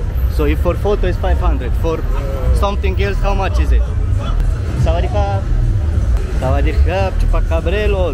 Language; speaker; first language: English; non-native, fluent; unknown